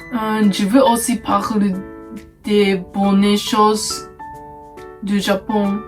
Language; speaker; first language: French; non-native, learner; Japanese